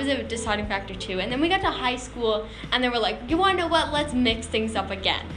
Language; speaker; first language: English; native; English